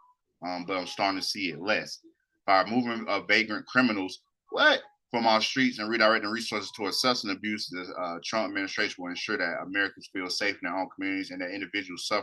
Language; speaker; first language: English; native; English